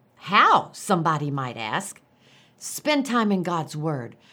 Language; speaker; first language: English; native; English